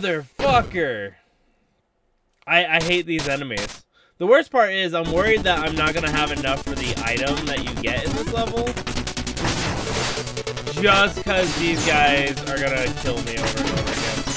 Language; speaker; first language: English; native; English